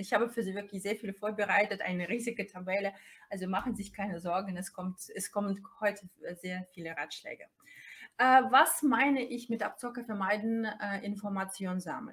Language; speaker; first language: German; non-native, fluent; Russian